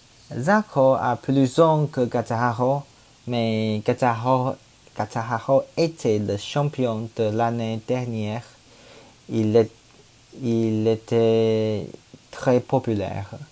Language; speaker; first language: French; non-native, learner; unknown